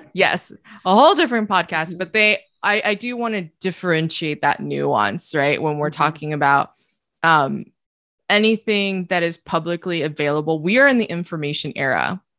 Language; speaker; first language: English; early bilingual, other home language; Chinese